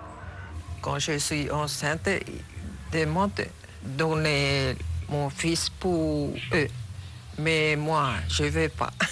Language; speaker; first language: French; non-native, local second language; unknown